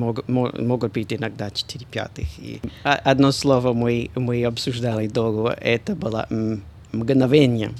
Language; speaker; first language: Russian; non-native, fluent; English